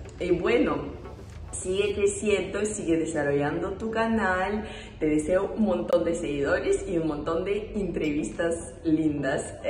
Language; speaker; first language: Spanish; non-native, fluent; Russian